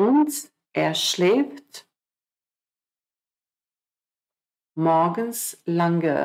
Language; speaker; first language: German; non-native, fluent; Croatian